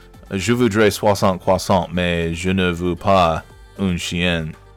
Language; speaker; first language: French; non-native, learner; English